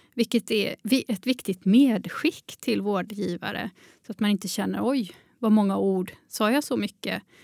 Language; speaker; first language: Swedish; native; Swedish